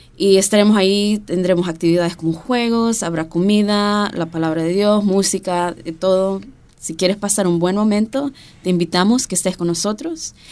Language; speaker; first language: Spanish; early bilingual, heritage; Spanish